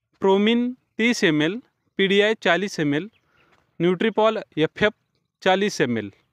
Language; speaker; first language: Hindi; non-native, local second language; Marathi